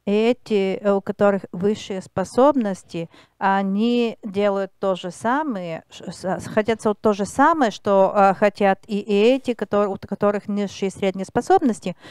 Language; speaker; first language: Russian; non-native, learner; Bulgarian